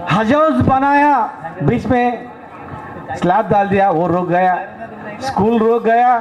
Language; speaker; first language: Hindi; non-native, local second language; Telugu